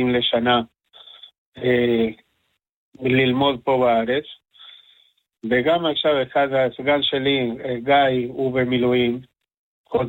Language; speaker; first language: Hebrew; non-native, fluent; Spanish